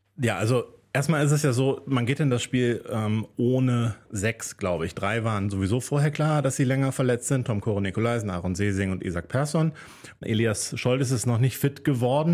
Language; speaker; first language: German; native; German